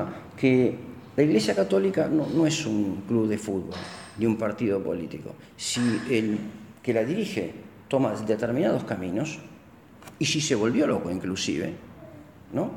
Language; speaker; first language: Spanish; native; Spanish